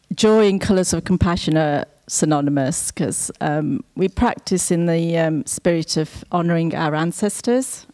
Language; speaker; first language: English; native; English